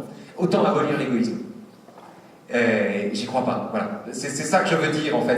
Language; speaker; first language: French; native; French